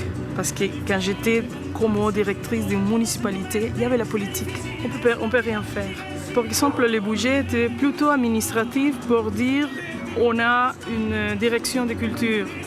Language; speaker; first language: French; non-native, fluent; Spanish